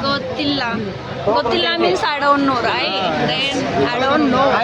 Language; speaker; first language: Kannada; non-native, learner; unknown